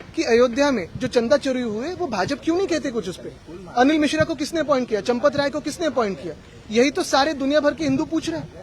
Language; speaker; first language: Hindi; non-native, local second language; Marathi